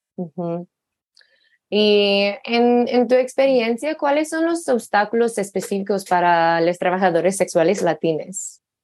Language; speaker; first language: Spanish; non-native, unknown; English